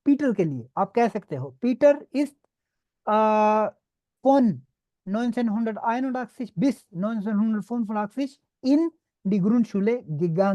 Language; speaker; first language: German; non-native, fluent; Urdu